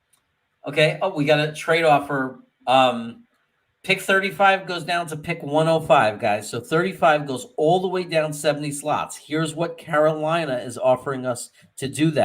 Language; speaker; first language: English; native; English